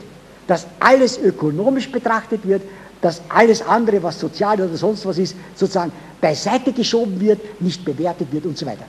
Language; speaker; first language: German; native; German